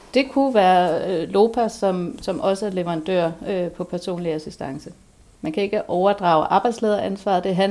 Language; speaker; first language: Danish; native; Danish